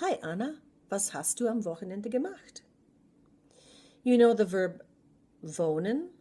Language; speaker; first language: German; non-native, fluent; English